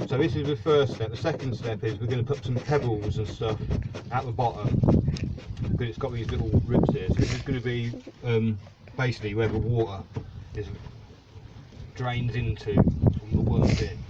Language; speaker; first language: English; native; English